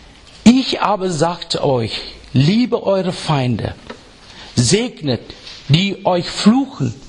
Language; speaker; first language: German; non-native, fluent; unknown